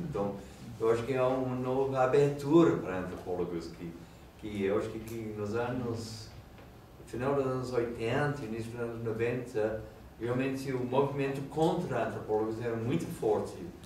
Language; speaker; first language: Portuguese; non-native, fluent; English